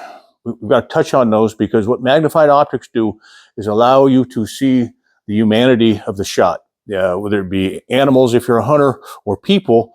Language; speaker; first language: English; native; English